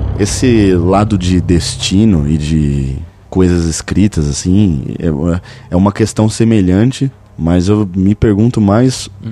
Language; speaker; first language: Portuguese; native; Portuguese